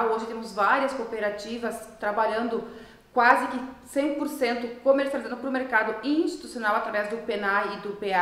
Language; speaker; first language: Portuguese; native; Portuguese